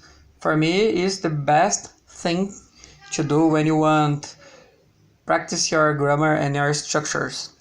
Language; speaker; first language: English; non-native, learner; Portuguese